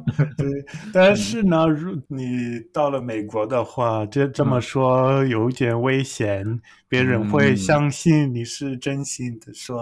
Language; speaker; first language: Chinese; non-native, fluent; English